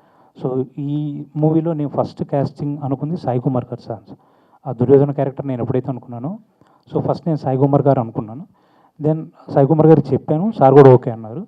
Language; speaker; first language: Telugu; native; Telugu